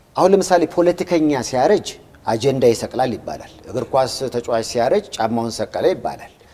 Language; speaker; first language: Amharic; native; Amharic